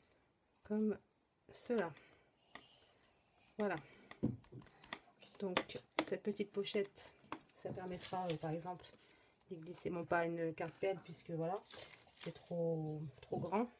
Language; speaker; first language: French; native; French